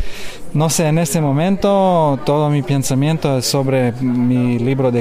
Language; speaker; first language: Spanish; non-native, learner; Lithuanian